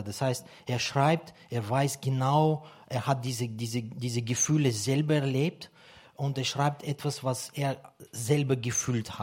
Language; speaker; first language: German; non-native, fluent; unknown